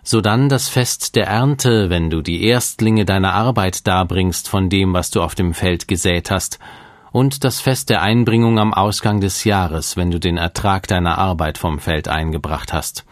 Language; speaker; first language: German; native; German